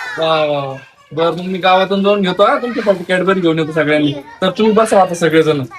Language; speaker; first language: Marathi; non-native, local second language; Lambadi